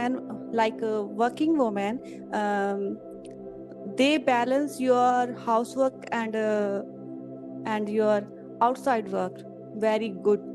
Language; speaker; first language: English; non-native, learner; Punjabi